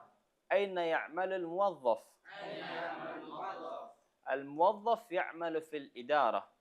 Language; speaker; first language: Arabic; non-native, fluent; Indonesian